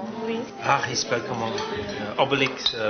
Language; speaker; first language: French; non-native, fluent; English